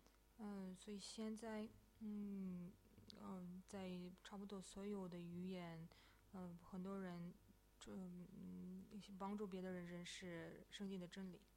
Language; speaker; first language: Chinese; non-native, fluent; Russian